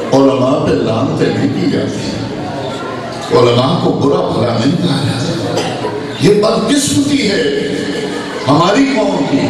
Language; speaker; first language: Urdu; non-native, local second language; Punjabi